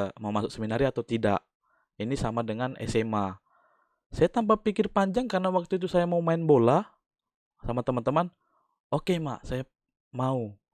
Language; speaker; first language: Indonesian; native; Indonesian